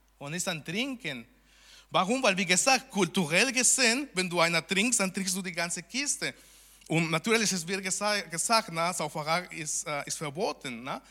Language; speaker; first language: German; non-native, fluent; Spanish